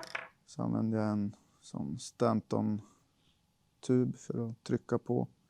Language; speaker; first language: Swedish; native; Swedish